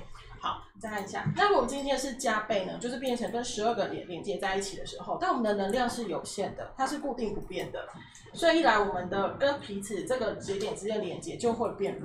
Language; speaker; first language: Chinese; native; Chinese